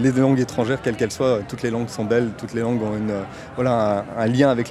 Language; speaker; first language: French; native; French